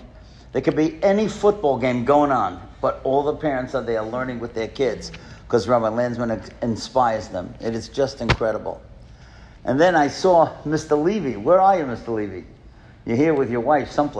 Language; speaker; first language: English; native; English